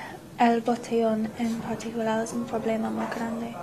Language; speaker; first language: Spanish; non-native, learner; English